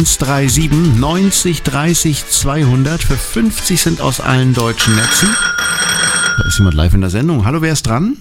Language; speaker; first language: German; native; German